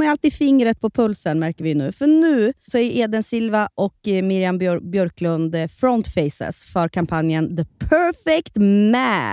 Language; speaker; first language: Swedish; native; Swedish